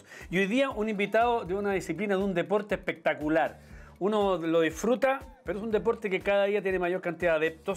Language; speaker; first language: Spanish; native; Spanish